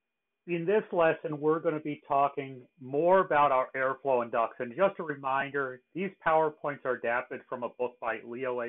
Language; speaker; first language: English; native; English